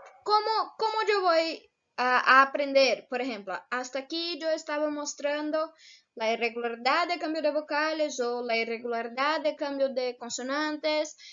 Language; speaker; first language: Spanish; non-native, fluent; Portuguese